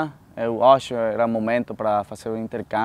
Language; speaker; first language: Portuguese; non-native, fluent; Spanish